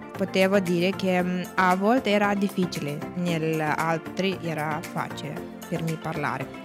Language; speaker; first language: Italian; non-native, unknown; Romanian